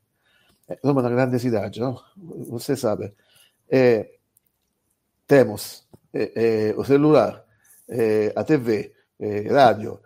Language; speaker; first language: Portuguese; non-native, learner; Italian